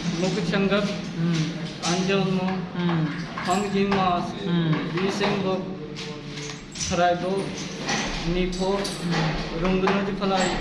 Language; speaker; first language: Korean; non-native, learner; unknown